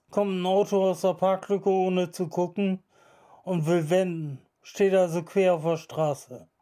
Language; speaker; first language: German; native; German